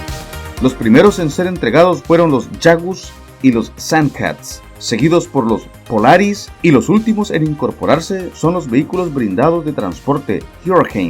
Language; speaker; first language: Spanish; native; Spanish